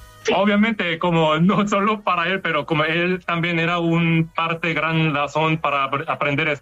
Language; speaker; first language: Spanish; non-native, fluent; Korean